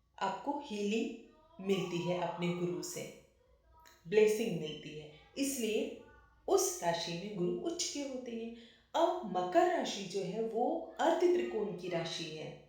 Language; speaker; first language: Hindi; native; Hindi